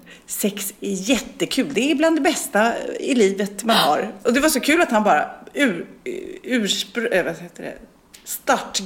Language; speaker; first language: Swedish; native; Swedish